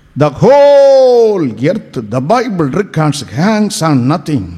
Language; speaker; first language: English; non-native, local second language; Malayalam